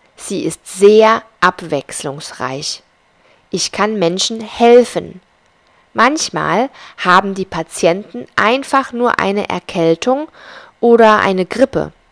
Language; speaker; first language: German; non-native, fluent; Spanish